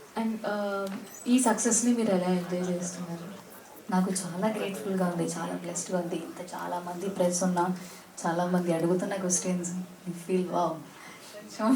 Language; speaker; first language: Telugu; non-native, learner; Malayalam